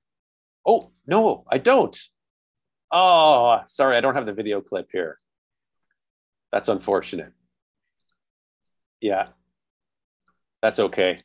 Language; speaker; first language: English; native; English